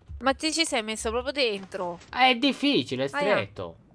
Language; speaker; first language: Italian; native; Italian